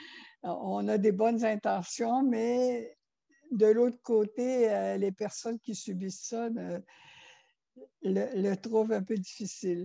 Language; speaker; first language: French; non-native, local second language; Innu-aimun